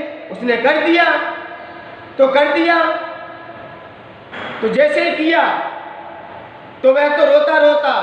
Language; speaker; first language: Hindi; native; Hindi